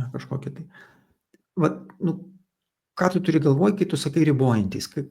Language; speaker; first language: Lithuanian; native; Lithuanian